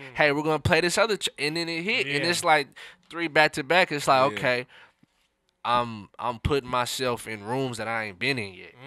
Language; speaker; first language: English; native; English